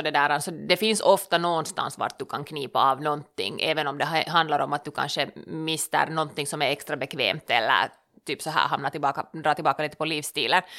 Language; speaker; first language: Swedish; native; Swedish